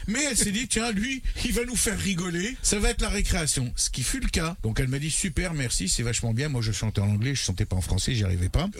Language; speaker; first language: French; early bilingual, other home language; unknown